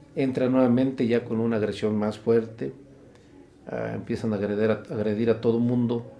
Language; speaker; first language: Spanish; native; Spanish